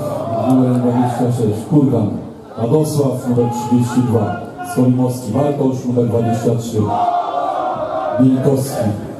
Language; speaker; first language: Polish; native; Polish